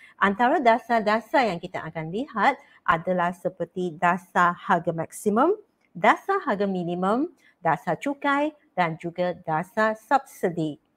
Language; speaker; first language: Malay; non-native, local second language; Chinese